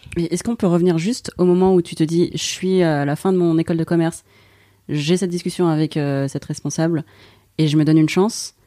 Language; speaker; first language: French; native; French